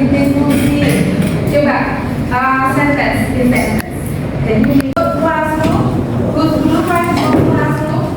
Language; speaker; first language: English; non-native, learner; Indonesian